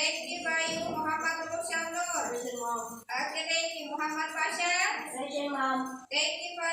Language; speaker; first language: English; non-native, learner; Indonesian